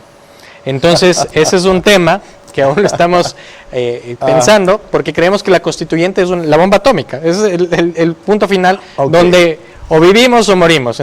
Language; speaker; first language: Spanish; native; Spanish